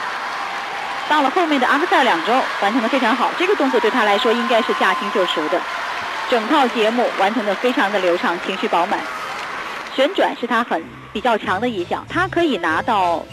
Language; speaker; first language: Chinese; native; Chinese